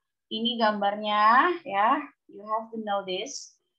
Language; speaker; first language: English; non-native, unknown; Indonesian